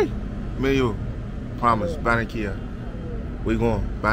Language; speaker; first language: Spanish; non-native, learner; English